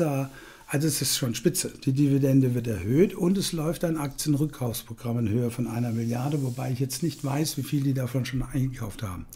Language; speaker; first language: German; native; German